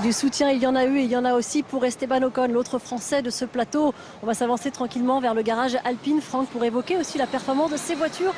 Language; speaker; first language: French; native; French